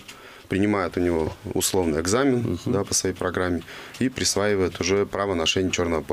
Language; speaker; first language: Russian; native; Russian